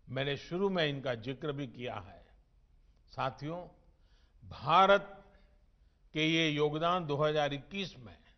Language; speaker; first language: Hindi; non-native, local second language; Gujarati